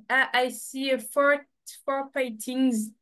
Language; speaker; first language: English; non-native, learner; French